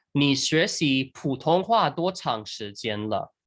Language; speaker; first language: Chinese; non-native, fluent; English